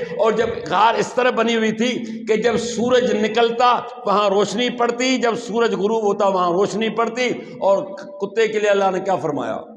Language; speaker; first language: Urdu; non-native, local second language; Sindhi